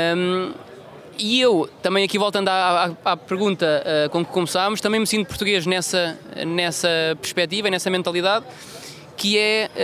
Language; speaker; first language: Portuguese; native; Portuguese